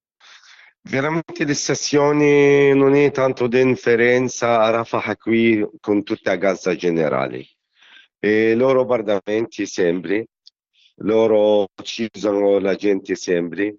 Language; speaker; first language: Italian; non-native, learner; Arabic